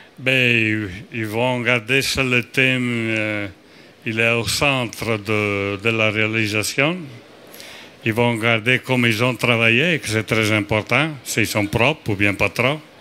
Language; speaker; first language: French; non-native, fluent; Italian